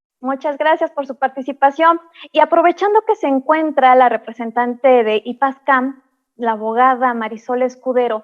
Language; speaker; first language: Spanish; native; Spanish